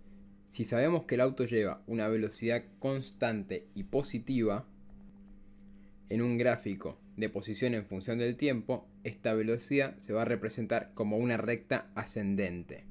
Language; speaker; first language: Spanish; native; Spanish